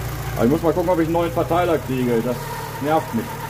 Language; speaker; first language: German; native; German